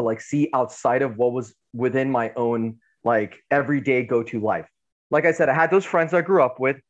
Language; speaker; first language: English; native; English